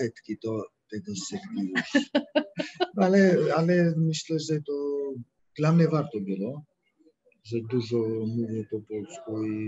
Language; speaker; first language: Polish; non-native, learner; Georgian